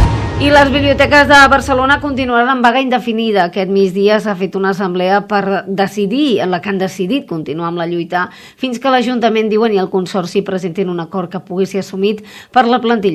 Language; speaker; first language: Catalan; native; Catalan